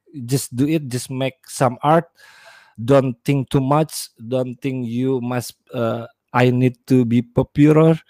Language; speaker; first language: English; non-native, learner; Indonesian